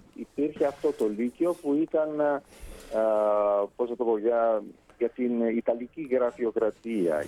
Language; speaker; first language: Greek; non-native, fluent; Italian